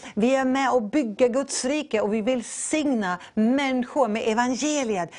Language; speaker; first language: Swedish; non-native, fluent; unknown